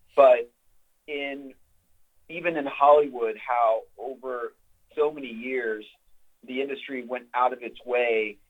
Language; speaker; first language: English; native; English